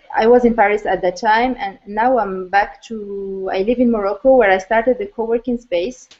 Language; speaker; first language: English; non-native, fluent; Arabic